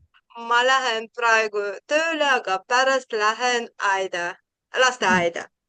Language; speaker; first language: Estonian; non-native, learner; Russian